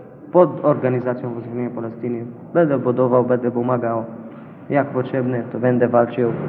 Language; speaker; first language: Polish; non-native, learner; Arabic